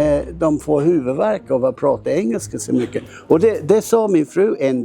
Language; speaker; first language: Swedish; non-native, fluent; English